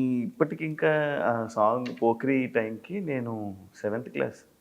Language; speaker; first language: Telugu; native; Telugu